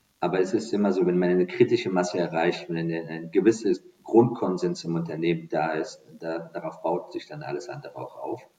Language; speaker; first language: German; non-native, fluent; Persian